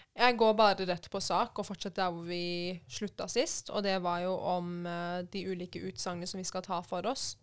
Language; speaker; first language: Norwegian; early bilingual, other home language; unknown